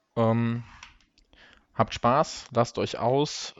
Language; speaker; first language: German; early bilingual, other home language; Russian